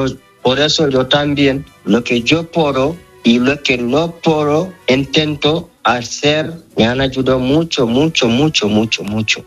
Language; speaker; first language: Spanish; non-native, learner; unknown